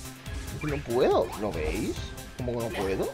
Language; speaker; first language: Spanish; native; Spanish